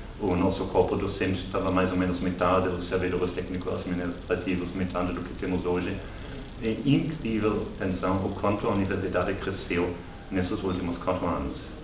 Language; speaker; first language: Portuguese; non-native, fluent; German